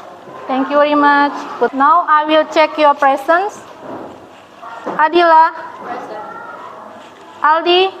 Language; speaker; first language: English; non-native, fluent; Indonesian